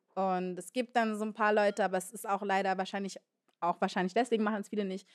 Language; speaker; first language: German; native; German